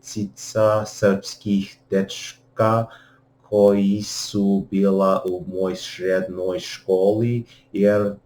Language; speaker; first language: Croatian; non-native, learner; English